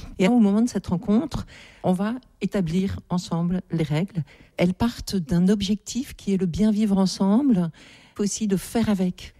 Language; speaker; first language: French; native; French